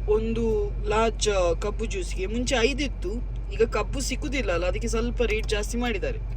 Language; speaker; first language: Kannada; non-native, local second language; Tulu